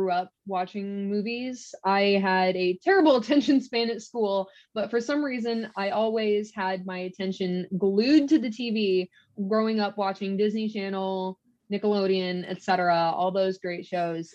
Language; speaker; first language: English; native; English